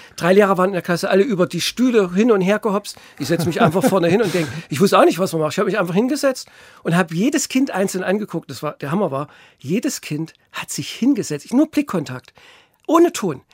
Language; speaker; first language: German; native; German